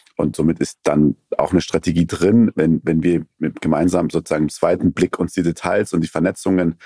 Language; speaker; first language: German; early bilingual, other home language; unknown